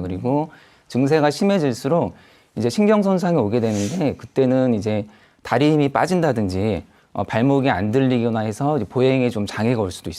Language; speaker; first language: Korean; native; Korean